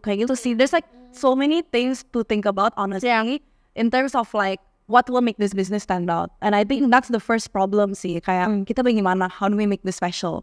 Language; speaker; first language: English; non-native, fluent; Indonesian